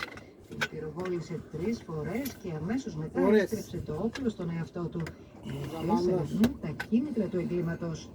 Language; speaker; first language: Greek; native; Greek